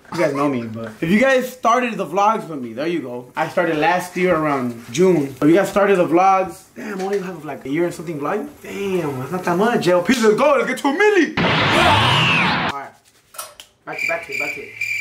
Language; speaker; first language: English; early bilingual, other home language; Spanish